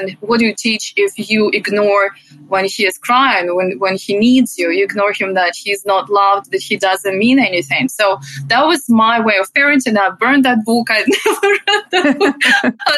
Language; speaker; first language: English; non-native, fluent; Russian